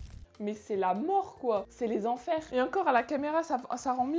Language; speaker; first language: French; native; French